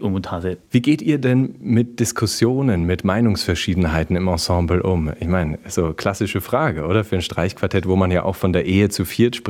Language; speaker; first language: German; native; German